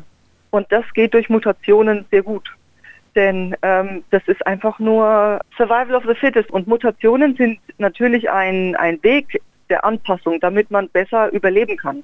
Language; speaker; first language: German; native; German